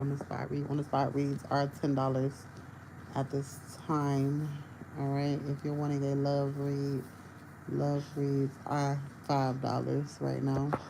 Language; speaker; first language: English; native; English